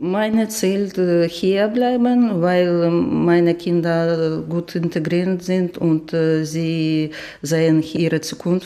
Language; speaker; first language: German; non-native, learner; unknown